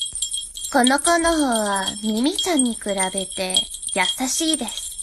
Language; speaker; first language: Japanese; non-native, learner; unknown